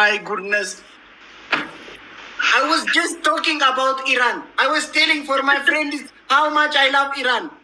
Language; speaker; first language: English; non-native, learner; Oromo